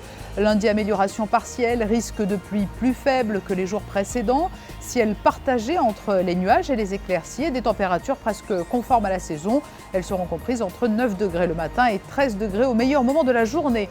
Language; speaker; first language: French; native; French